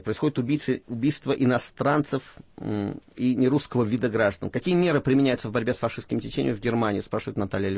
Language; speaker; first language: Russian; native; Russian